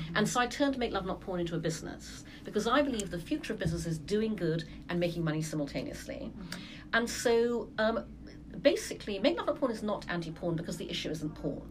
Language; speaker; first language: English; early bilingual, other home language; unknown